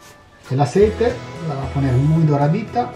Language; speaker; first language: Spanish; non-native, fluent; Italian